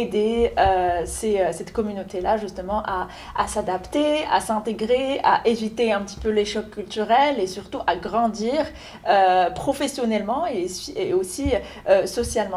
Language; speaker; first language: French; native; French